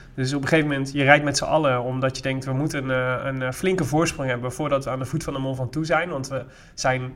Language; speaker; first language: Dutch; native; Dutch